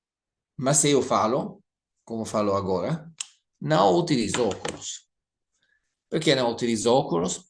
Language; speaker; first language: Portuguese; non-native, learner; Italian